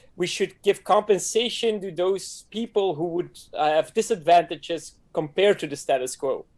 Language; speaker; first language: English; non-native, fluent; Dutch